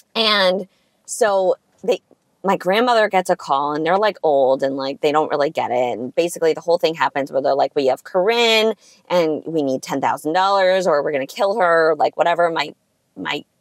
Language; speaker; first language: English; native; English